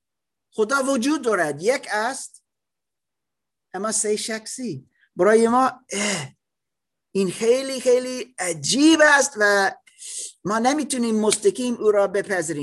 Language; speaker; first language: Persian; non-native, learner; German